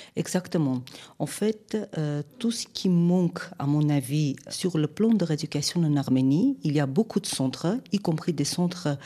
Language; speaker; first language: French; non-native, fluent; Armenian